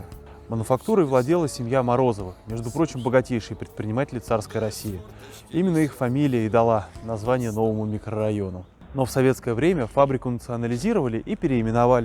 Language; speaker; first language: Russian; native; Russian